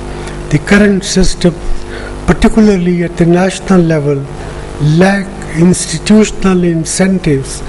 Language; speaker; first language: English; non-native, local second language; Punjabi